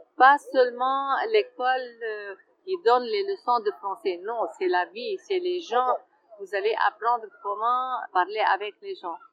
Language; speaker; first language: French; non-native, fluent; Arabic